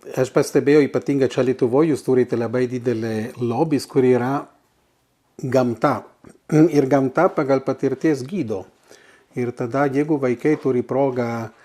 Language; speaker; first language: Lithuanian; non-native, fluent; Italian